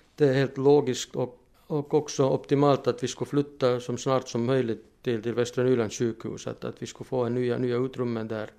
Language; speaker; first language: Swedish; non-native, fluent; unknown